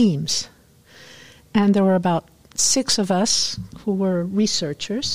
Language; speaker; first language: English; non-native, fluent; Spanish